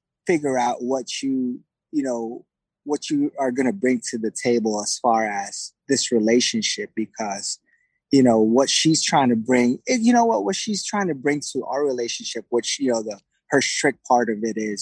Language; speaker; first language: English; non-native, local second language; Filipino